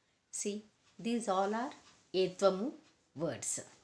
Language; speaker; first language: English; non-native, local second language; Telugu